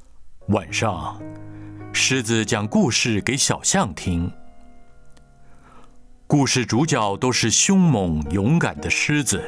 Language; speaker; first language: Chinese; native; Chinese